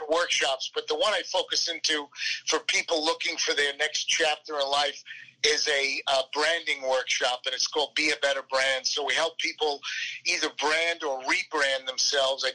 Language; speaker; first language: English; native; English